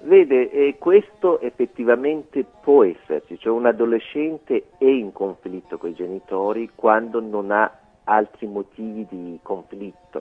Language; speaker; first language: Italian; non-native, fluent; Persian